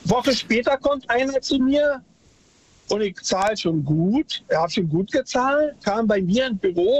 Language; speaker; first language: German; native; German